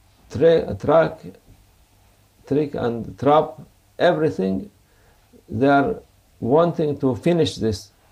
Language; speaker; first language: English; non-native, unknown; Turkish